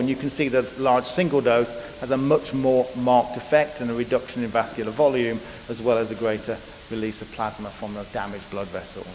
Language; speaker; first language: English; native; English